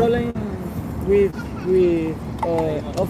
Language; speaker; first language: English; non-native, learner; Spanish